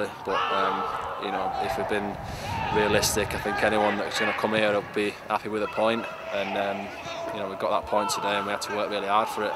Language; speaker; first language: English; native; English